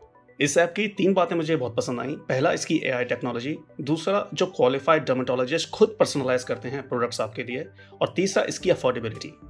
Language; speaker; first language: Hindi; native; Hindi